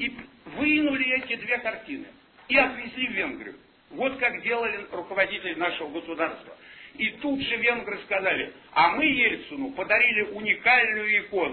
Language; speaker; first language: Russian; native; Russian